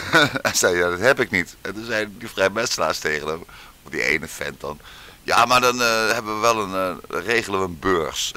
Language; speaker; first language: Dutch; native; Dutch